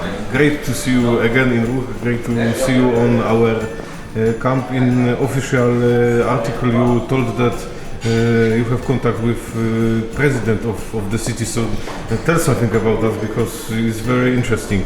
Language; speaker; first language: English; non-native, learner; Polish